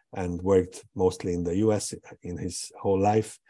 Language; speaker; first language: English; non-native, fluent; Hungarian